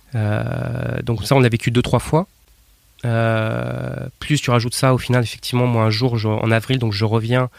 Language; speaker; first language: French; native; French